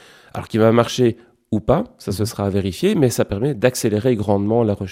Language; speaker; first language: French; native; French